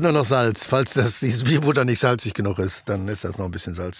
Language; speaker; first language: German; native; German